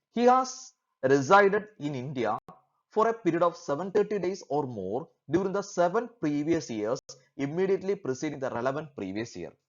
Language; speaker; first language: English; non-native, local second language; Malayalam